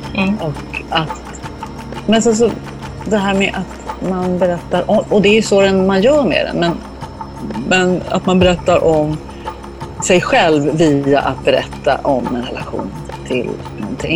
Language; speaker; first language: Swedish; native; Swedish